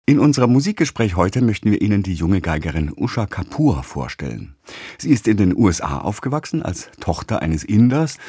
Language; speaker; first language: German; native; German